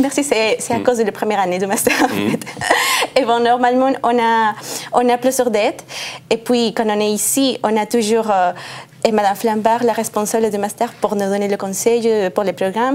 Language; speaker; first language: French; non-native, learner; Spanish